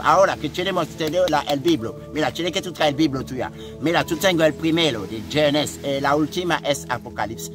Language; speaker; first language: Spanish; non-native, learner; French